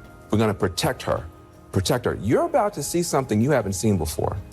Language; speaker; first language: English; native; English